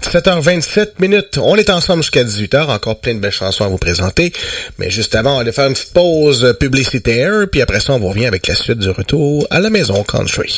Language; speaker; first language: French; native; French